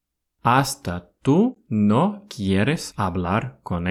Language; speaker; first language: Spanish; non-native, fluent; Russian